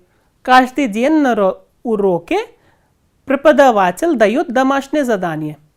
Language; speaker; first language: Russian; non-native, fluent; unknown